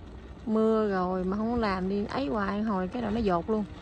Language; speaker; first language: Vietnamese; native; Vietnamese